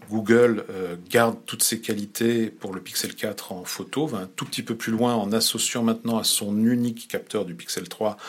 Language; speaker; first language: French; native; French